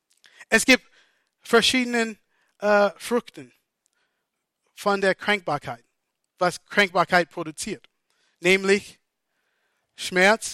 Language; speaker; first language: German; non-native, fluent; English